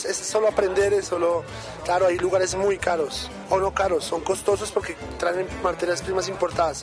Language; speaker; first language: Spanish; native; Spanish